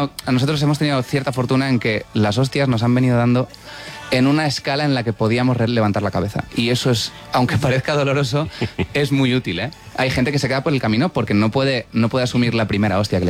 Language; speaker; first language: Spanish; native; Spanish